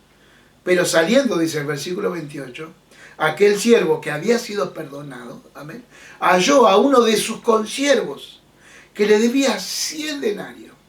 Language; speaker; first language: Spanish; native; Spanish